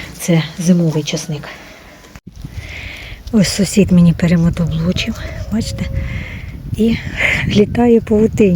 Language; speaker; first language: Ukrainian; native; Ukrainian